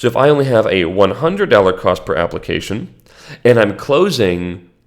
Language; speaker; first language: English; native; English